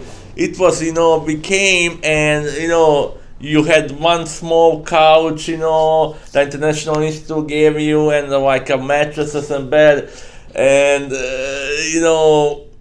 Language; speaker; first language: English; non-native, fluent; Croatian